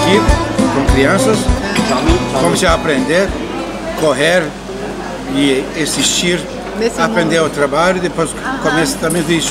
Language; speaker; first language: Portuguese; non-native, learner; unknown